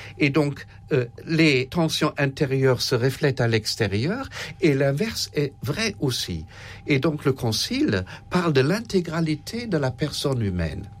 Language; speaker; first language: French; non-native, fluent; German